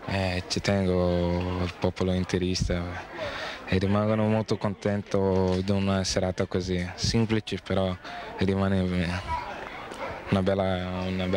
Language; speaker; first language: Italian; non-native, fluent; Portuguese